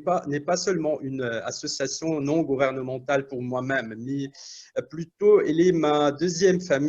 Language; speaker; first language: French; non-native, learner; Arabic